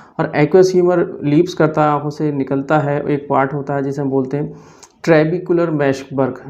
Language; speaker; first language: Hindi; native; Hindi